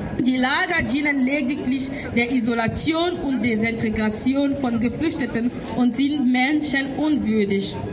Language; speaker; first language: German; non-native, learner; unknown